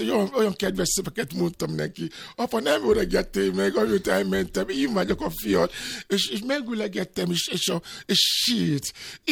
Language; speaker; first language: Hungarian; non-native, fluent; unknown